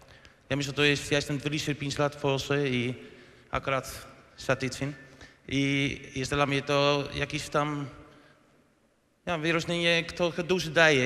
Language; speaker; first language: Polish; non-native, fluent; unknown